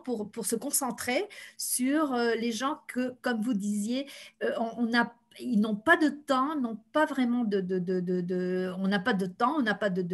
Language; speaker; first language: French; non-native, fluent; Spanish